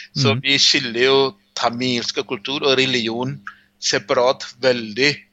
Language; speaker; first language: Norwegian; non-native, fluent; Sinhala